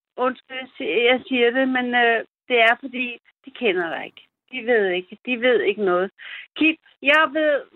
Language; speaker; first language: Danish; early bilingual, other home language; German